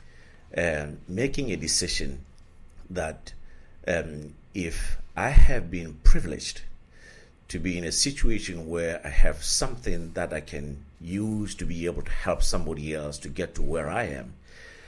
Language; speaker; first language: English; non-native, local second language; Southern Sotho